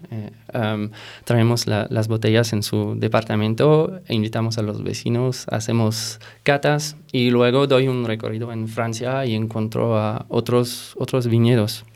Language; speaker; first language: Spanish; non-native, fluent; French